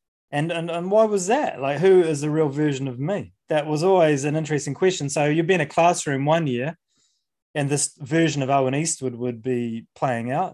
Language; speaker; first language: English; native; English